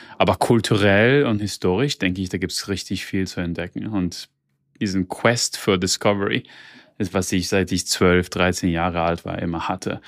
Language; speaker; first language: German; early bilingual, heritage; Italian